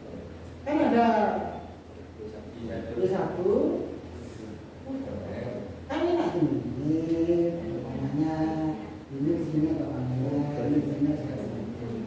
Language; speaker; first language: Indonesian; native; Indonesian